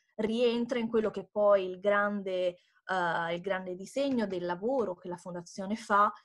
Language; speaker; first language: Italian; native; Italian